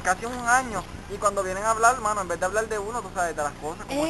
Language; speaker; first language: Spanish; native; Spanish